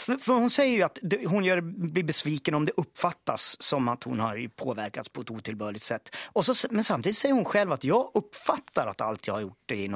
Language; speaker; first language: Swedish; native; Swedish